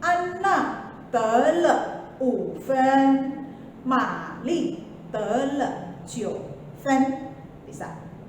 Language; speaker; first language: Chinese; non-native, fluent; Indonesian